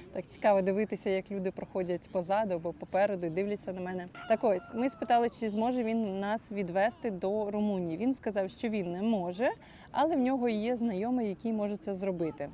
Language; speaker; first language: Ukrainian; non-native, local second language; Russian